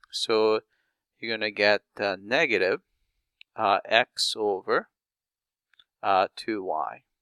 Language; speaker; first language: English; non-native, fluent; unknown